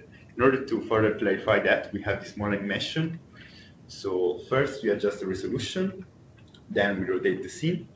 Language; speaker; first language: English; non-native, fluent; Italian